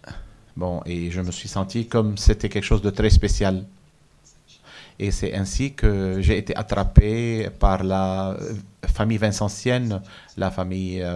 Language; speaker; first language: French; non-native, fluent; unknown